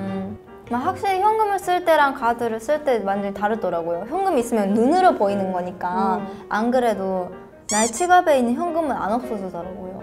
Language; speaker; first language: Korean; non-native, fluent; Japanese